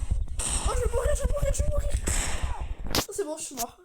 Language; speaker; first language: French; native; French